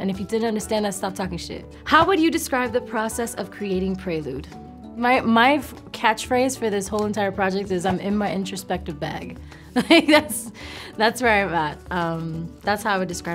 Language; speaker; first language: English; early bilingual, other home language; Spanish